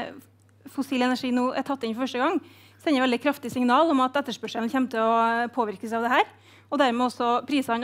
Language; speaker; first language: Norwegian; native; Norwegian